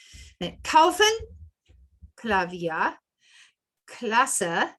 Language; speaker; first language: German; non-native, fluent; English